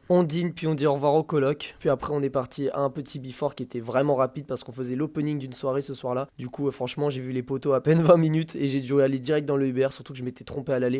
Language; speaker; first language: French; native; French